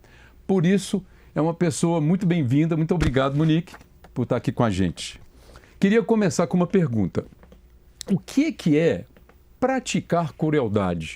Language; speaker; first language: Portuguese; native; Portuguese